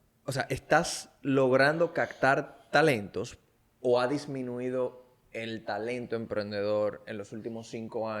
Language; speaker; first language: Spanish; native; Spanish